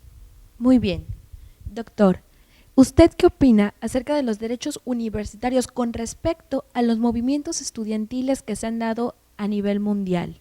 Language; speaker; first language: Spanish; native; Spanish